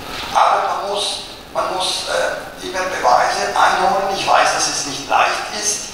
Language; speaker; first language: German; non-native, local second language; Italian